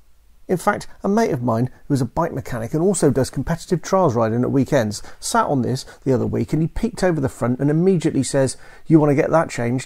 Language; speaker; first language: English; native; English